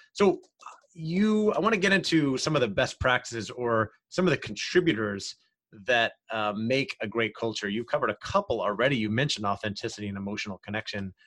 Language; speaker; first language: English; native; English